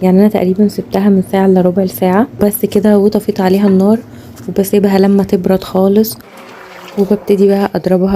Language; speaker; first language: Arabic; native; Arabic